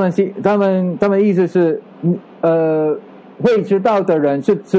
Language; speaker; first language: Chinese; non-native, fluent; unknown